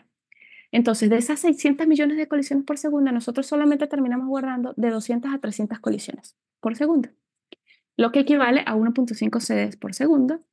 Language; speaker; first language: Spanish; native; Spanish